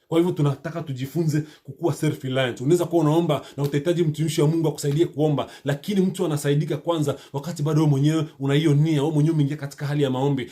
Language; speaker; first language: Swahili; native; Swahili